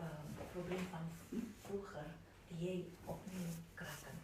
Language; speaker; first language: Dutch; non-native, learner; Indonesian